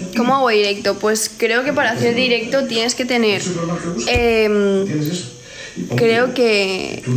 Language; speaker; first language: Spanish; native; Spanish